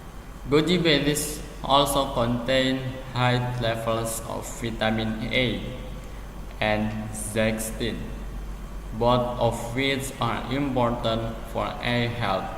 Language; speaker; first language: English; non-native, learner; Indonesian